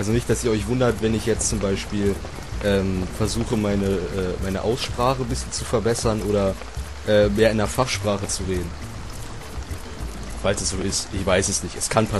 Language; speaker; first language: German; native; German